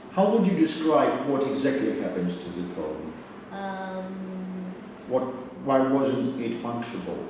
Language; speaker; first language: English; non-native, fluent; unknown